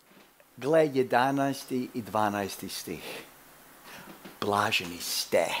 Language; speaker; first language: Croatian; early bilingual, heritage; Croatian